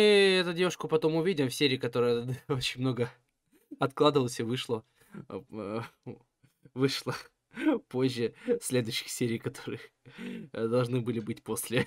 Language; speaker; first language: Russian; native; Russian